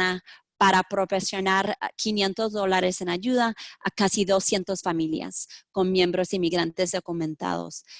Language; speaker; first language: Spanish; early bilingual, heritage; Spanish